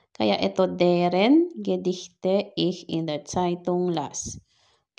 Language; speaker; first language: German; non-native, fluent; Filipino